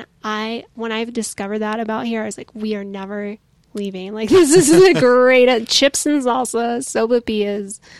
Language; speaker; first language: English; native; English